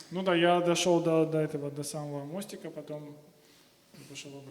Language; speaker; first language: Russian; native; Russian